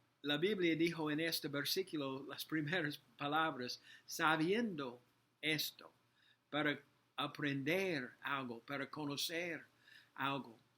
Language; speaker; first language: Spanish; non-native, learner; English